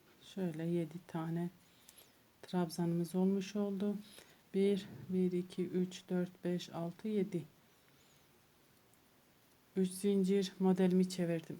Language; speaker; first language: Turkish; native; Turkish